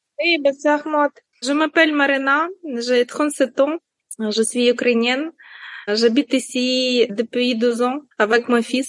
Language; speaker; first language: French; non-native, learner; Ukrainian